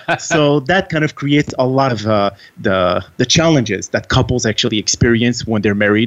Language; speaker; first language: English; non-native, fluent; French